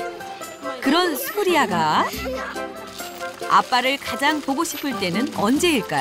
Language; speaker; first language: Korean; native; Korean